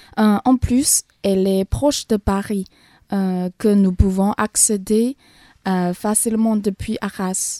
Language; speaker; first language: French; non-native, learner; Chinese